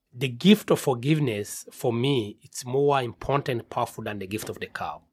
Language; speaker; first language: English; non-native, local second language; Kinyarwanda